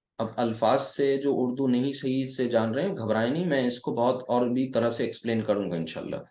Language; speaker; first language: Urdu; native; Urdu